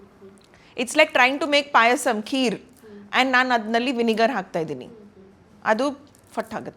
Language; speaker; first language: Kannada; non-native, local second language; Hindi